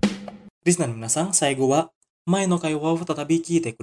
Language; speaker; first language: Japanese; non-native, fluent; Indonesian